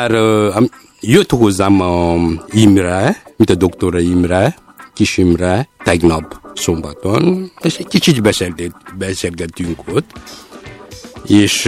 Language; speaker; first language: Hungarian; non-native, fluent; Malagasy